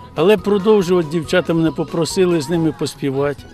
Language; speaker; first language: Ukrainian; native; Ukrainian